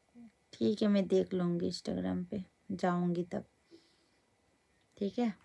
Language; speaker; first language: Hindi; non-native, local second language; Bangla